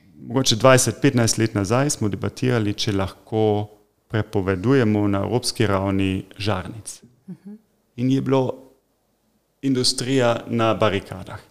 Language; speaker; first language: Slovenian; non-native, fluent; German